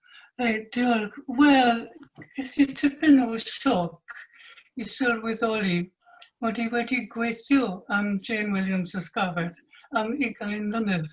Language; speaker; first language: Welsh; non-native, fluent; English